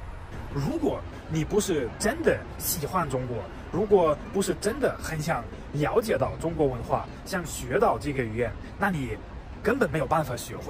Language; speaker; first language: Chinese; non-native, fluent; German